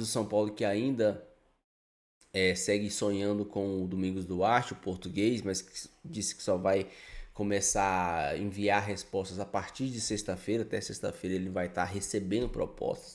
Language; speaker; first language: Portuguese; native; Portuguese